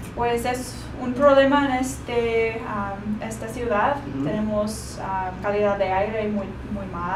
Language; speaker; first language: Spanish; non-native, learner; English